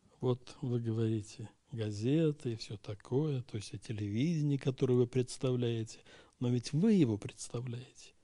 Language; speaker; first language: Russian; native; Russian